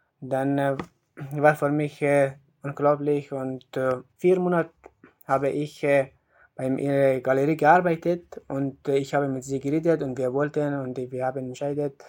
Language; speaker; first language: German; non-native, learner; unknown